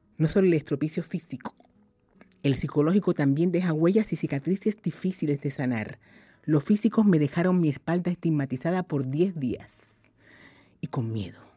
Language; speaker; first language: Spanish; native; Spanish